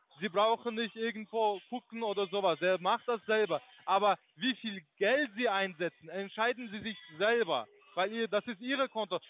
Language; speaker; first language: German; non-native, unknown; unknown